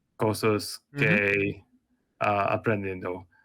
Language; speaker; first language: Spanish; non-native, learner; English